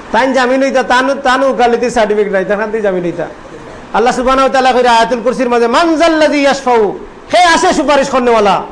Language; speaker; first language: Bangla; native; Bangla